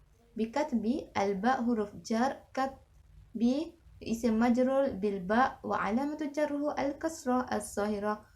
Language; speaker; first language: Arabic; non-native, learner; Malay